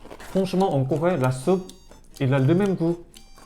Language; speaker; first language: French; non-native, learner; Korean